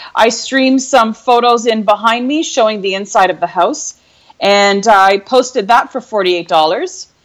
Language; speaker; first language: English; native; English